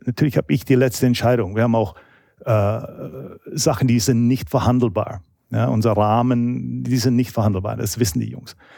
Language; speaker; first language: German; non-native, fluent; English